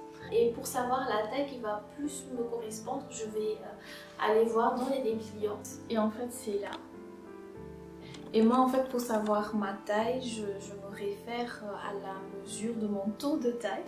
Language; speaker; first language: French; native; French